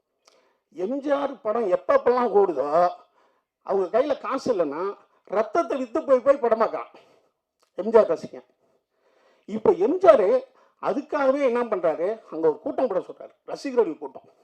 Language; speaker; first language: Tamil; native; Tamil